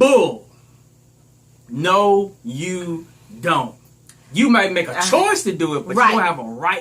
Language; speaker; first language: English; native; English